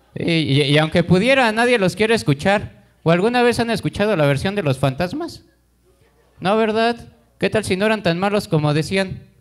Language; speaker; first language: Spanish; native; Spanish